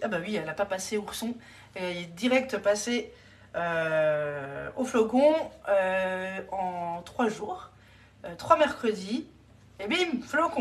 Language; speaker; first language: French; native; French